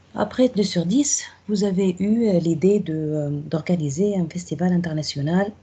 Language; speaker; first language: French; non-native, local second language; Arabic